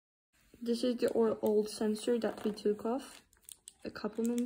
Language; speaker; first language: English; non-native, fluent; Turkish